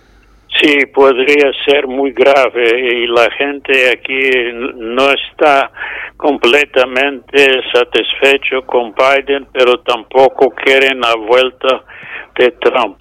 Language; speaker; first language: Spanish; non-native, fluent; English